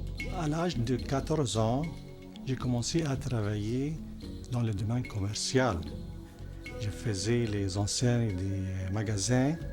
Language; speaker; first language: French; non-native, fluent; Arabic